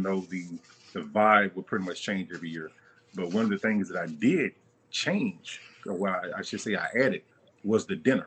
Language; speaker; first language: English; native; English